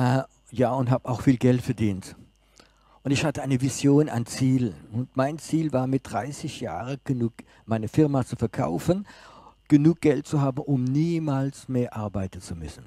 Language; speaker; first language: German; non-native, fluent; French